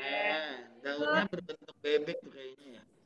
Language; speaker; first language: Indonesian; native; Indonesian